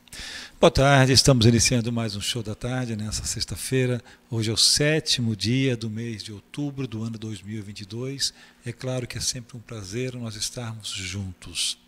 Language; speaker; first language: Portuguese; native; Portuguese